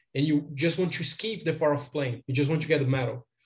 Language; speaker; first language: English; non-native, fluent; Portuguese